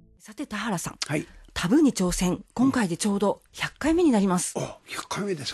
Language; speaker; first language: Japanese; native; Japanese